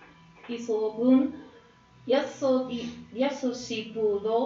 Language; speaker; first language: Korean; non-native, learner; Spanish